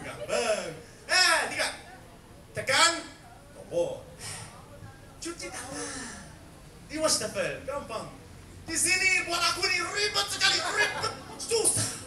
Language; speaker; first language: Indonesian; non-native, fluent; English